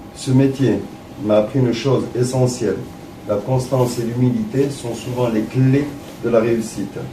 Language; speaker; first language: French; early bilingual, other home language; Arabic